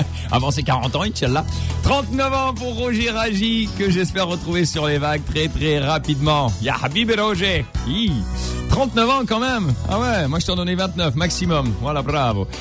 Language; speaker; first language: French; non-native, local second language; Arabic